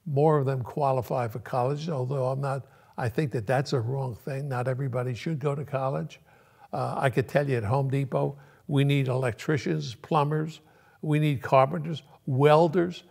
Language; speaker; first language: English; early bilingual, other home language; Yiddish